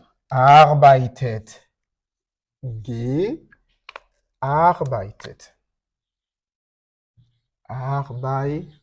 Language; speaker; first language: German; non-native, fluent; French